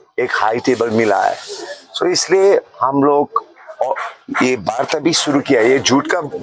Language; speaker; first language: Hindi; non-native, local second language; Nepali